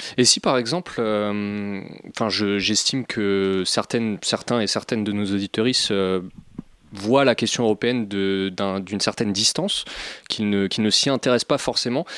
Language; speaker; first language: French; native; French